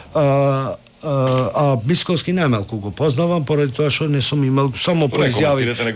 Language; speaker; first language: Macedonian; non-native, local second language; Albanian